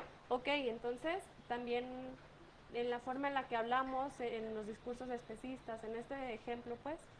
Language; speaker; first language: Spanish; native; Spanish